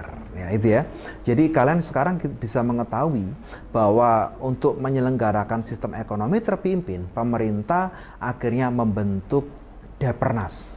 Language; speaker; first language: Indonesian; native; Indonesian